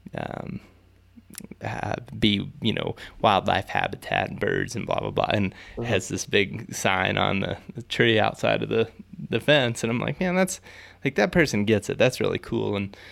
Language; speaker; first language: English; native; English